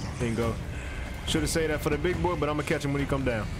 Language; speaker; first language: English; native; English